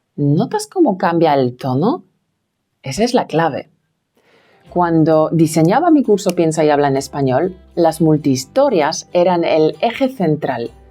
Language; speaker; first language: Spanish; non-native, fluent; Polish